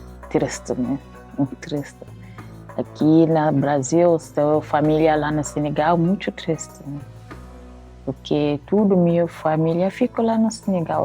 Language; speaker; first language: Portuguese; non-native, learner; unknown